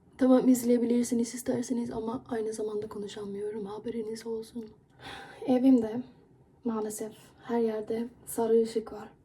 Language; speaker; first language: Turkish; non-native, fluent; Persian